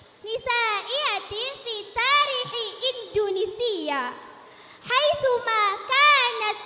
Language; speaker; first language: Arabic; non-native, learner; Indonesian